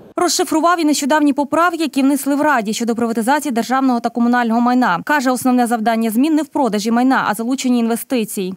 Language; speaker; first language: Ukrainian; native; Ukrainian